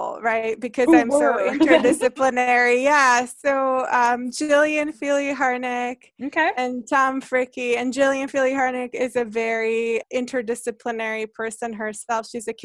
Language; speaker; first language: English; non-native, fluent; Hungarian